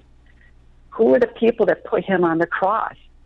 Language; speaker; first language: English; native; English